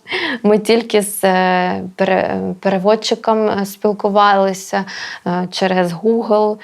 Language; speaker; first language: Ukrainian; non-native, local second language; Russian